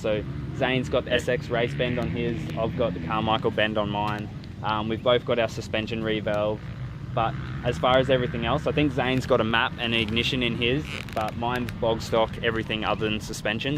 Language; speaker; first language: English; native; English